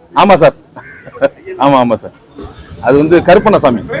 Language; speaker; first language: Tamil; native; Tamil